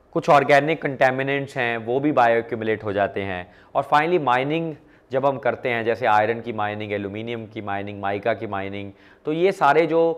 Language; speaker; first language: Hindi; non-native, local second language; Punjabi